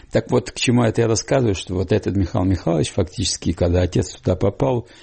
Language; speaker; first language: Russian; non-native, local second language; Hungarian